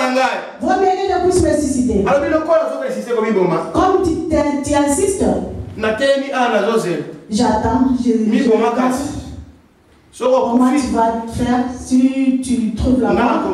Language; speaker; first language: French; non-native, local second language; Lingala